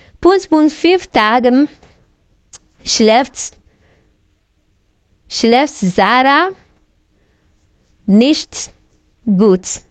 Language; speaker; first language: German; non-native, fluent; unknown